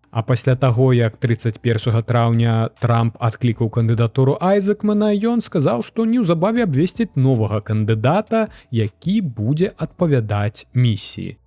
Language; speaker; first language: Belarusian; native; Belarusian